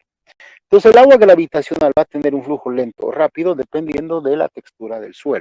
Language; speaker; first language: Spanish; native; Spanish